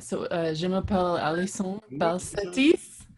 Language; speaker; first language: French; non-native, learner; English